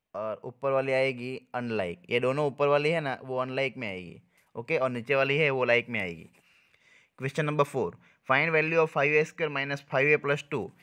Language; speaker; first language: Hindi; non-native, local second language; Gujarati